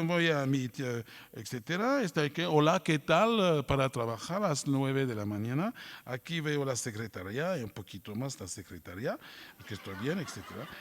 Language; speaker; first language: Spanish; non-native, fluent; French